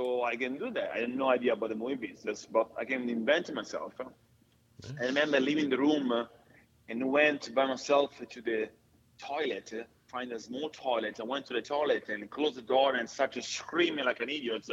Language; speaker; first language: English; non-native, fluent; Italian